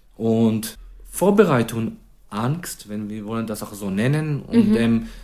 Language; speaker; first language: German; non-native, fluent; Hebrew